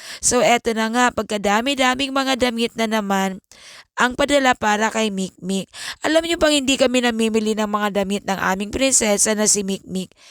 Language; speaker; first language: Filipino; native; Filipino